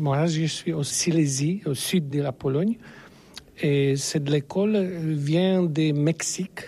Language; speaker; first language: French; non-native, learner; Polish